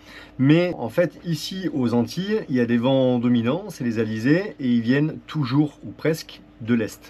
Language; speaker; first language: French; native; French